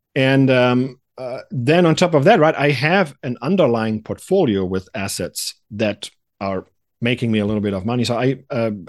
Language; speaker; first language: English; non-native, fluent; German